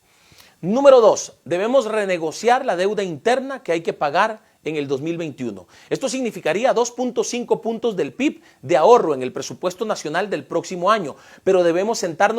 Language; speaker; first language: Spanish; native; Spanish